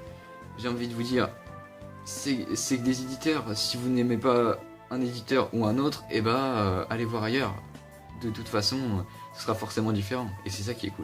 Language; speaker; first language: French; native; French